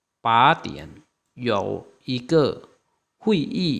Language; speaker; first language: Chinese; non-native, fluent; Lao